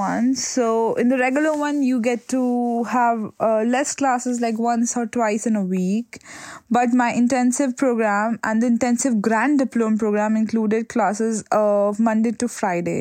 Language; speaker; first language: English; non-native, local second language; Hindi